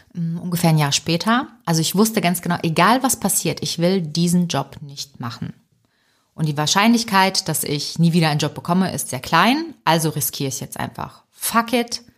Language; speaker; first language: German; early bilingual, other home language; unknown